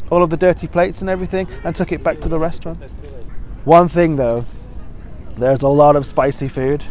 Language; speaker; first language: English; native; English